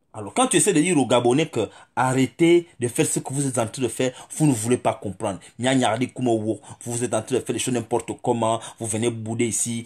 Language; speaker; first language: French; non-native, local second language; Fang